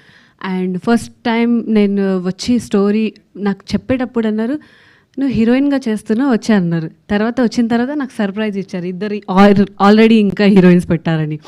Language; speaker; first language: Telugu; non-native, learner; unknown